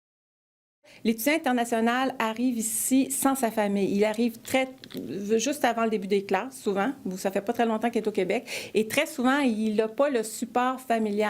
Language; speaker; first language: French; native; French